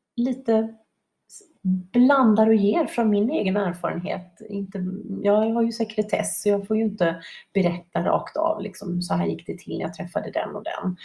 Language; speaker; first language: Swedish; native; Swedish